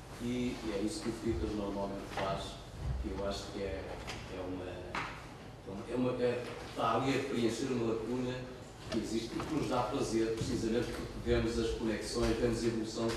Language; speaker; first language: Portuguese; native; Portuguese